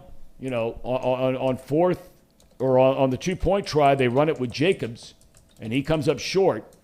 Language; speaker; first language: English; native; English